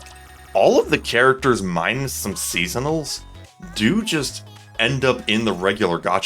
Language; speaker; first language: English; native; English